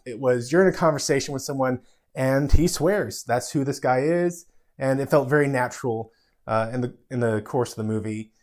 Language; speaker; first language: English; native; English